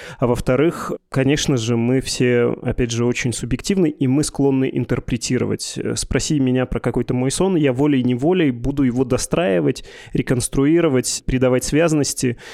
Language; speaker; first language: Russian; native; Russian